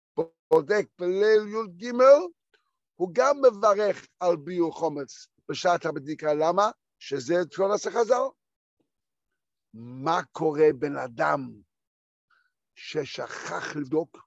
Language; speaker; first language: Hebrew; non-native, fluent; Yiddish